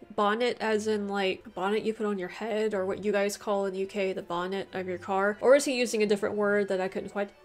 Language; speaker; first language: English; native; English